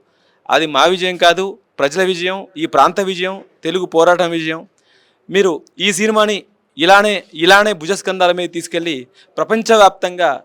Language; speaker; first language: Telugu; native; Telugu